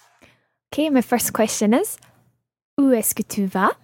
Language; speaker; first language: French; non-native, learner; English